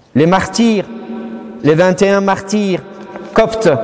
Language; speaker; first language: French; non-native, fluent; Syriac